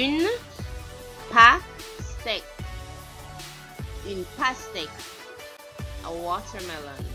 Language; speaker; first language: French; non-native, fluent; English